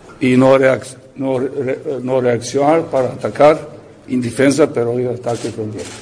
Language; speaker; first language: Spanish; non-native, learner; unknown